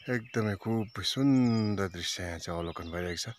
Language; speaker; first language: Hindi; non-native, local second language; Nepali